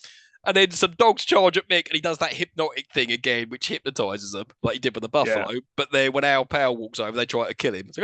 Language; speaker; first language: English; native; English